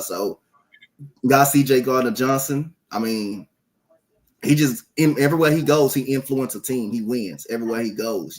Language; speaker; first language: English; native; English